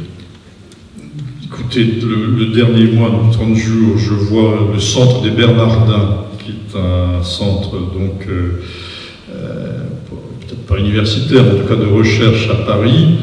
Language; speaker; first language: French; native; French